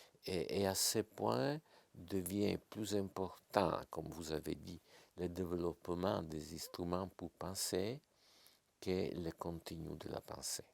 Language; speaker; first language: French; non-native, fluent; Italian